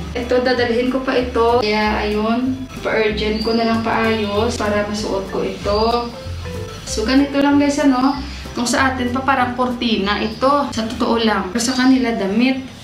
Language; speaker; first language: Filipino; native; Filipino